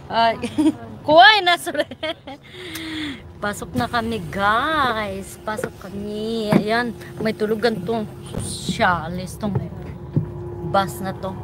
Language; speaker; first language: Japanese; non-native, learner; Filipino